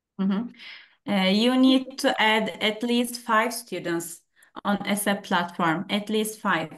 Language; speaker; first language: English; non-native, fluent; Turkish